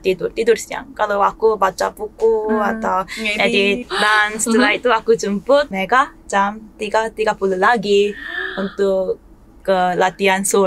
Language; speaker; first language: Indonesian; non-native, fluent; Korean